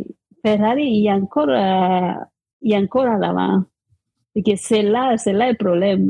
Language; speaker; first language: French; non-native, fluent; Spanish